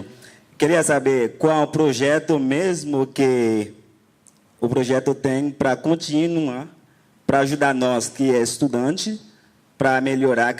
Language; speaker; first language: Portuguese; non-native, learner; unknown